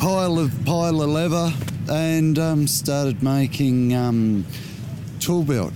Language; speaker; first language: English; native; English